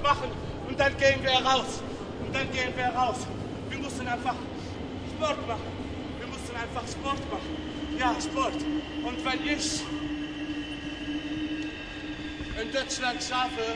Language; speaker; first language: German; non-native, learner; Arabic